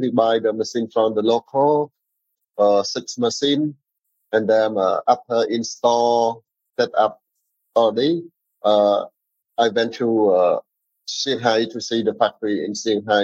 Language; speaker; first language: English; non-native, learner; Khmer